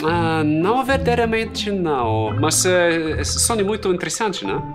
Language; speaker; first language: Portuguese; non-native, learner; German